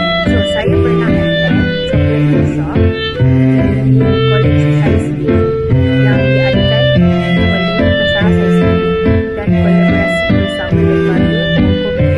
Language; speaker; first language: Malay; native; Malay